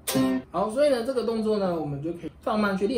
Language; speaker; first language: Chinese; native; Chinese